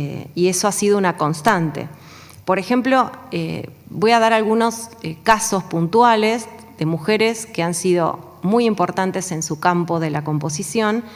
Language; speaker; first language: Spanish; native; Spanish